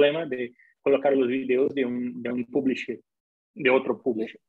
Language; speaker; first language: Spanish; non-native, fluent; Portuguese